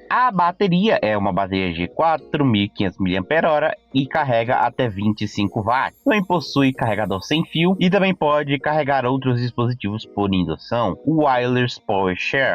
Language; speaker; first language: Portuguese; native; Portuguese